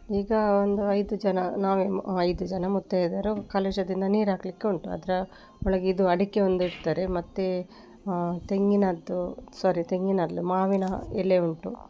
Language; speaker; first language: Kannada; non-native, local second language; Tulu